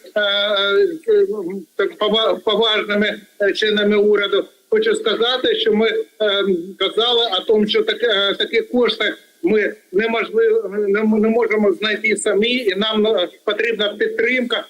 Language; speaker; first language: Ukrainian; non-native, local second language; Russian